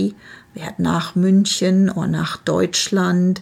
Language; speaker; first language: German; non-native, fluent; English